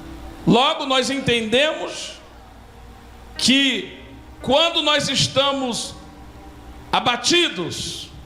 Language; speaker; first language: Portuguese; native; Portuguese